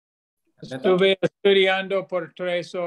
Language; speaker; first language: Spanish; non-native, learner; English